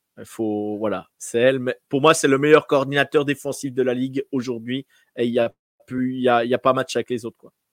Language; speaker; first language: French; native; French